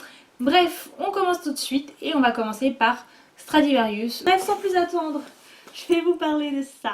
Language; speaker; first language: French; native; French